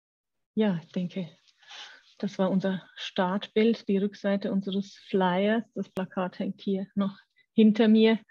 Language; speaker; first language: German; native; German